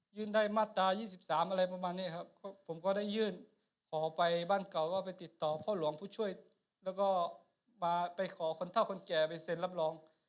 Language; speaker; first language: Thai; non-native, local second language; Akha